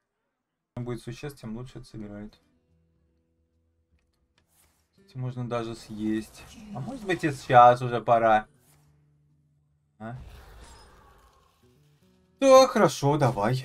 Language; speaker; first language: Russian; native; Russian